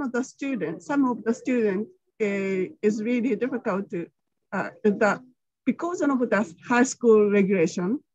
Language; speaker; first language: English; non-native, learner; Japanese